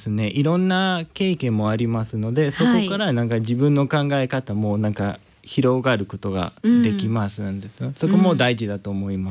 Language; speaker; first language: Japanese; non-native, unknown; Spanish